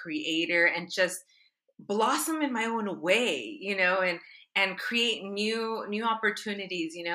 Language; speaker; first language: English; native; English